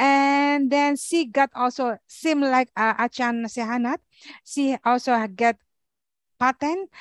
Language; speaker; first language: English; non-native, learner; Indonesian